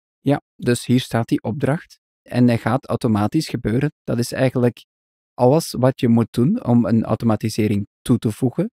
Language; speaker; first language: Dutch; native; Dutch